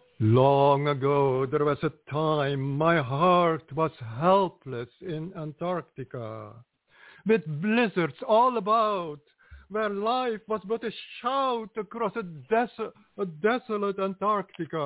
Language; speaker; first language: English; non-native, fluent; Dutch